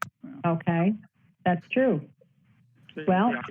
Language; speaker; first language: English; native; English